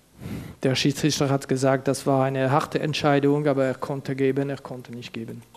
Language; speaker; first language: German; non-native, fluent; French